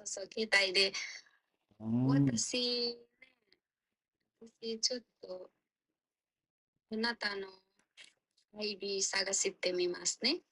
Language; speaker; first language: Japanese; non-native, fluent; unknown